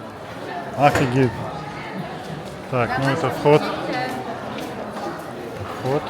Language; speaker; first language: Russian; native; Russian